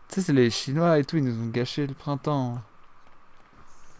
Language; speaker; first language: French; native; French